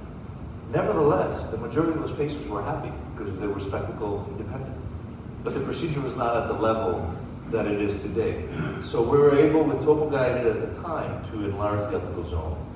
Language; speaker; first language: English; non-native, fluent; Greek